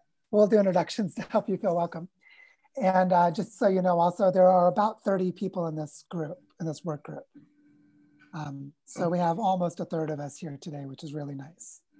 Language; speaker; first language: English; native; English